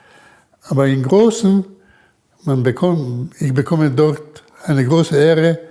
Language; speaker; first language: German; early bilingual, heritage; German